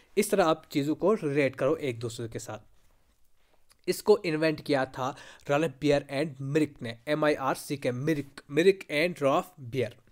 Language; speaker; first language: Hindi; non-native, local second language; Kashmiri